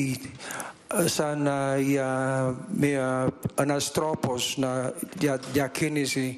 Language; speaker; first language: Greek; non-native, learner; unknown